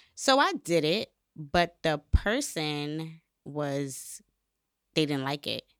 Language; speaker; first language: English; native; English